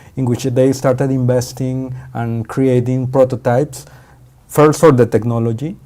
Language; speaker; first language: English; non-native, fluent; Spanish